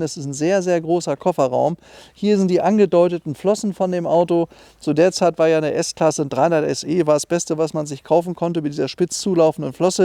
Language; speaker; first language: German; native; German